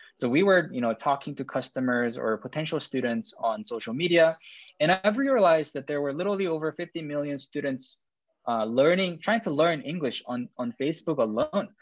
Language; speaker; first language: English; non-native, fluent; Korean